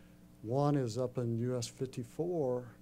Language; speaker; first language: English; native; English